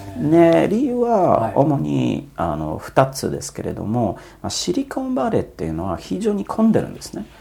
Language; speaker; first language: Japanese; non-native, fluent; Polish